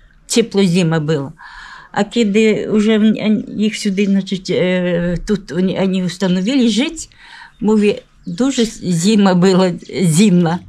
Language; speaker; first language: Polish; early bilingual, heritage; Polish